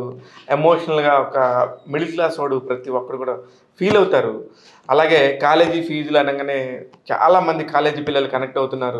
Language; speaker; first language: Telugu; native; Telugu